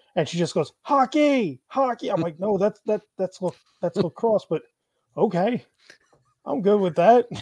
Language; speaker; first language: English; native; English